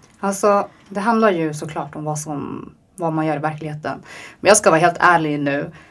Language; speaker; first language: Swedish; early bilingual, other home language; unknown